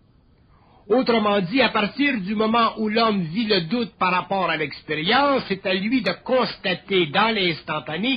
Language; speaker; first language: French; native; French